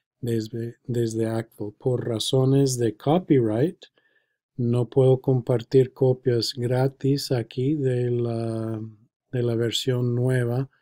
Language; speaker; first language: Spanish; non-native, fluent; English